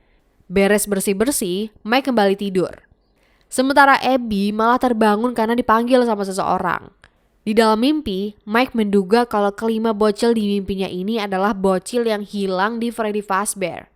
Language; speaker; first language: Indonesian; native; Indonesian